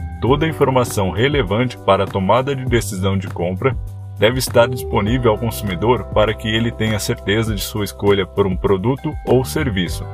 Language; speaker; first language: Portuguese; native; Portuguese